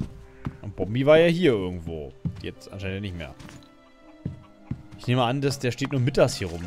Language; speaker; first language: German; native; German